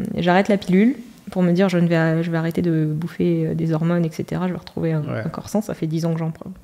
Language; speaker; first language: French; native; French